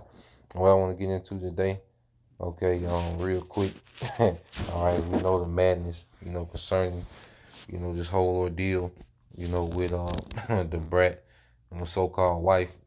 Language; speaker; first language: English; native; English